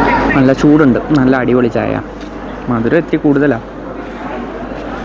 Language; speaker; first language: Malayalam; native; Malayalam